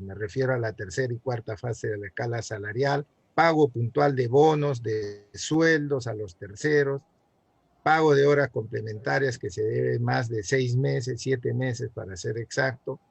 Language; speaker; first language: Spanish; native; Spanish